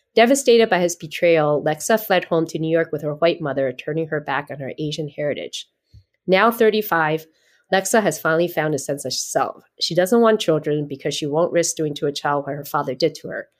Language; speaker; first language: English; native; English